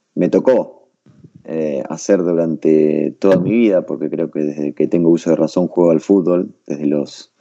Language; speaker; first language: Spanish; native; Spanish